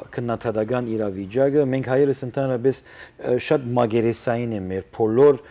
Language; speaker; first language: Armenian; early bilingual, heritage; Armenian